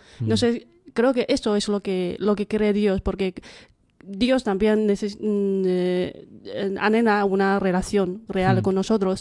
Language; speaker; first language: Spanish; non-native, fluent; Chinese